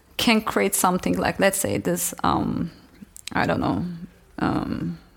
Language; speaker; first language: English; non-native, fluent; Turkish